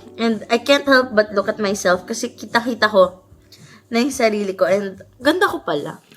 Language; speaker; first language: Filipino; native; Filipino